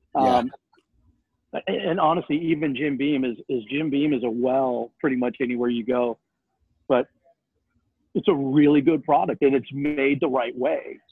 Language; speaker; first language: English; native; English